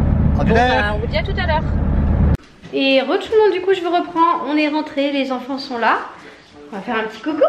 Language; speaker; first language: French; native; French